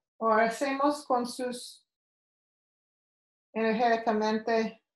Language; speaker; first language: Spanish; non-native, learner; English